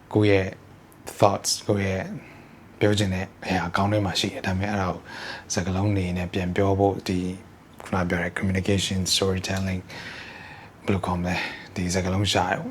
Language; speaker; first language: Burmese; early bilingual, heritage; Burmese